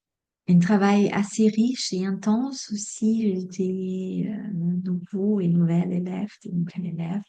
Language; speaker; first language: French; non-native, fluent; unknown